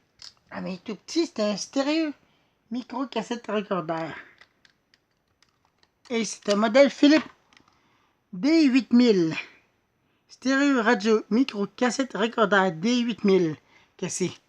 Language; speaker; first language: French; native; French